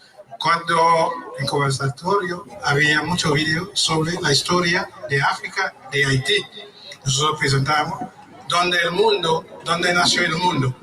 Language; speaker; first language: Spanish; non-native, learner; Haitian Creole